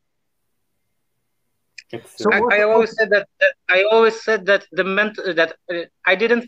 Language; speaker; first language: English; non-native, fluent; Lithuanian